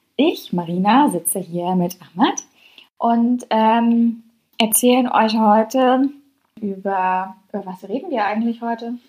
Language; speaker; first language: German; native; German